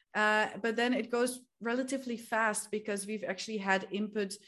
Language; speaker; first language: English; non-native, fluent; Dutch